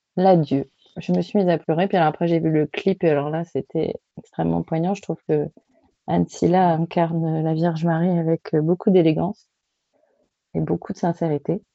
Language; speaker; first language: French; native; French